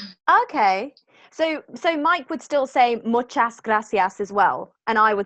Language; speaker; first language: English; native; English